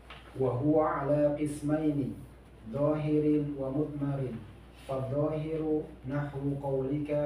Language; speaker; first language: Arabic; non-native, learner; Indonesian